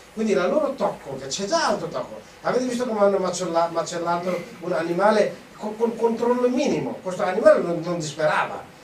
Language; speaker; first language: Italian; non-native, fluent; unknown